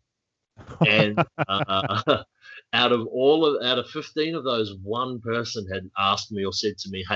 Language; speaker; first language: English; native; English